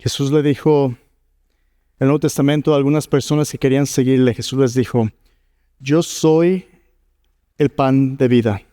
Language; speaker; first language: Spanish; native; Spanish